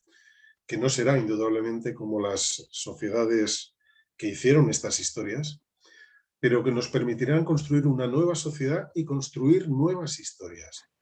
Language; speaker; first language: Spanish; native; Spanish